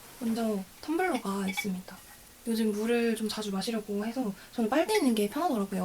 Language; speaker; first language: Korean; native; Korean